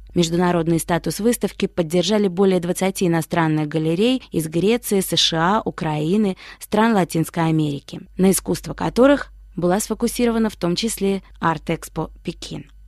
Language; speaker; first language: Russian; non-native, fluent; Chinese